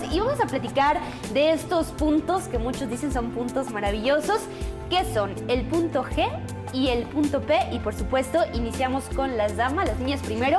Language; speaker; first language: Spanish; native; Spanish